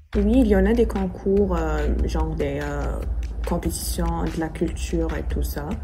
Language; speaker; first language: French; non-native, local second language; Arabic